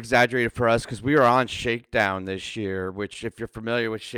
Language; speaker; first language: English; native; English